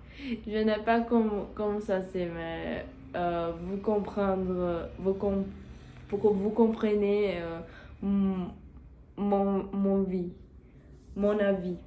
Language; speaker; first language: French; non-native, learner; Portuguese